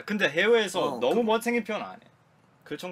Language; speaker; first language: Korean; non-native, learner; Croatian